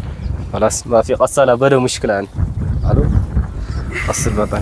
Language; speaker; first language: Arabic; non-native, learner; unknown